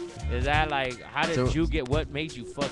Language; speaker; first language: English; native; English